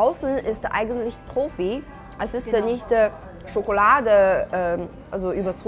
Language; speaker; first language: German; non-native, fluent; Chinese